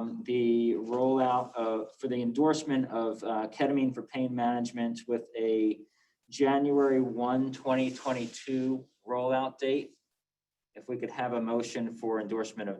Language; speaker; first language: English; native; English